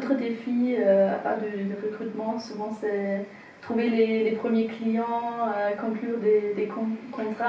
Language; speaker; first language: French; non-native, fluent; German